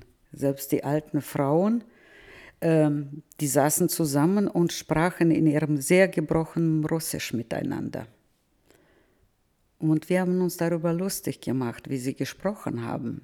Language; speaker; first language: German; early bilingual, heritage; German